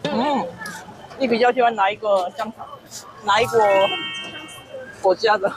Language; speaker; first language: Chinese; non-native, fluent; Korean